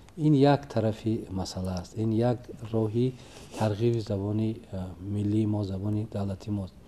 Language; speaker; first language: Persian; native; Persian